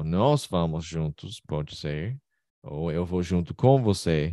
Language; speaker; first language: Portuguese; non-native, fluent; English